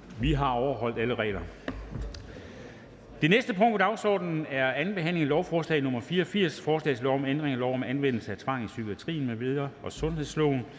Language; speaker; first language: Danish; native; Danish